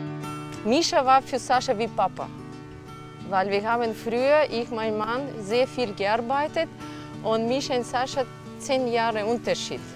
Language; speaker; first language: German; non-native, learner; Russian